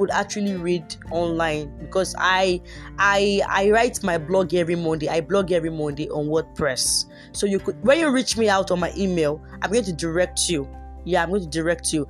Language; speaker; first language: English; non-native, local second language; Yoruba